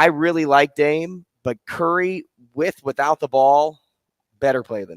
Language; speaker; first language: English; native; English